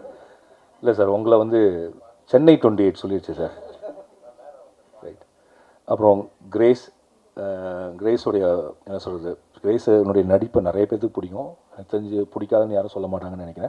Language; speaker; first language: Tamil; native; Tamil